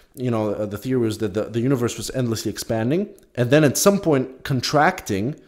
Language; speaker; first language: English; non-native, fluent; Polish